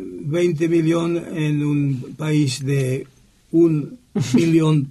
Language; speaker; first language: Spanish; non-native, learner; French